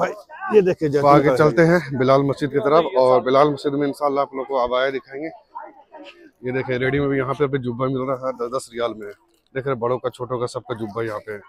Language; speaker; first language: Hindi; native; Hindi